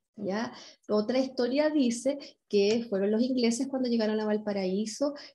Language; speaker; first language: Spanish; native; Spanish